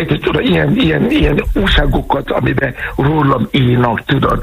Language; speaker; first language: Hungarian; non-native, learner; Yoruba